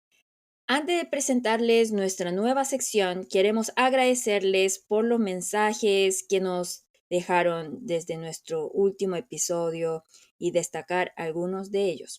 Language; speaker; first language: Spanish; non-native, fluent; Korean